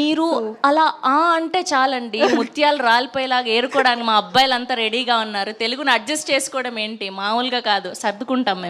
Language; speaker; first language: Telugu; native; Telugu